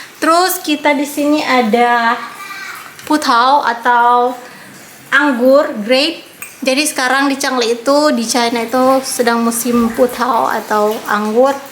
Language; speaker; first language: Indonesian; native; Indonesian